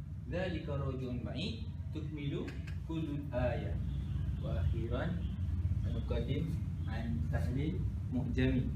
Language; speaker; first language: Arabic; non-native, learner; Malay